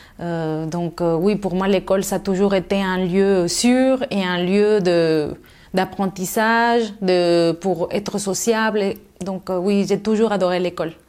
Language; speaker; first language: French; non-native, fluent; Spanish